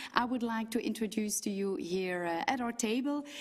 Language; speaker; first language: English; non-native, fluent; Dutch